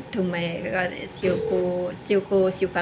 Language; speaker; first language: Cantonese; non-native, learner; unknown